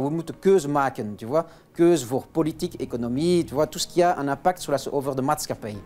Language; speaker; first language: Dutch; non-native, local second language; French